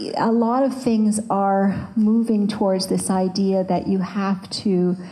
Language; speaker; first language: English; early bilingual, other home language; French